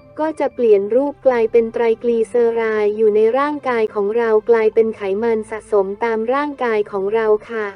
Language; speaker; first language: Thai; native; Thai